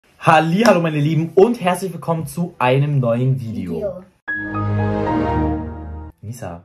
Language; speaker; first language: German; native; German